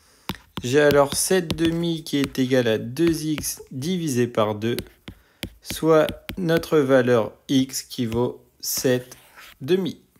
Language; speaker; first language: French; native; French